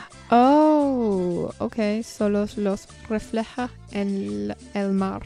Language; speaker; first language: Spanish; non-native, learner; English